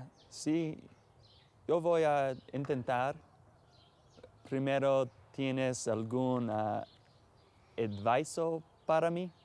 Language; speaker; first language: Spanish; non-native, learner; English